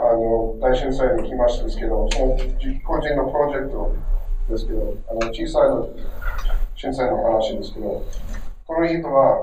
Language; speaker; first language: Japanese; non-native, learner; English